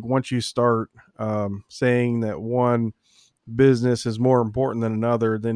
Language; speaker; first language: English; native; English